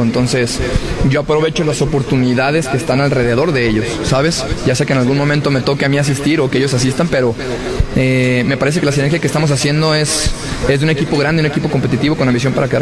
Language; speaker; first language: Spanish; native; Spanish